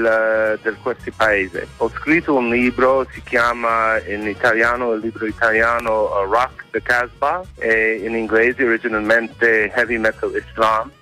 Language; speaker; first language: Italian; non-native, fluent; English